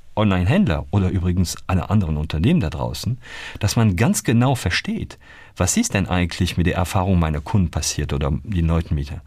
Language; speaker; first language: German; non-native, fluent; French